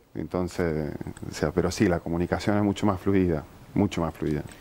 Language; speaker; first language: Spanish; early bilingual, other home language; Ukrainian